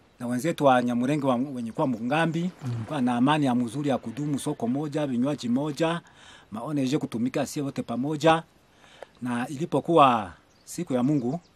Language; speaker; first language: Swahili; non-native, local second language; Bembe